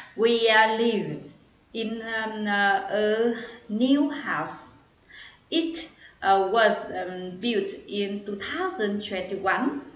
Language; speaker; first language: English; non-native, learner; Vietnamese